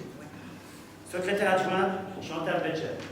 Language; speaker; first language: French; native; French